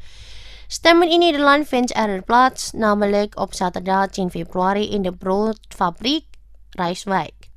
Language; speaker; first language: Dutch; non-native, learner; Indonesian